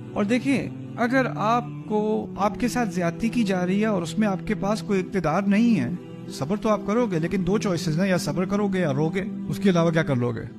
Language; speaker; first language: Urdu; early bilingual, heritage; Urdu